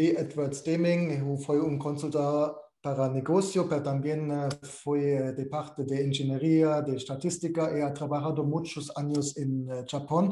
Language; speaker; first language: Spanish; non-native, fluent; German